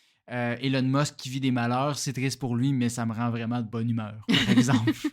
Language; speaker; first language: French; native; French